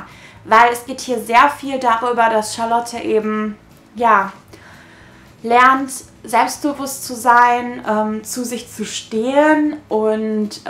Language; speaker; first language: German; native; German